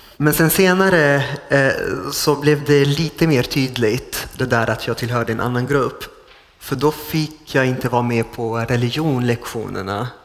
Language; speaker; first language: Swedish; non-native, fluent; Arabic